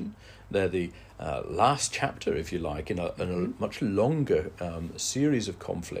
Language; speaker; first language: English; native; English